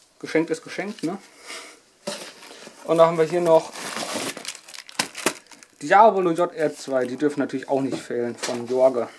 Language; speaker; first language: German; native; German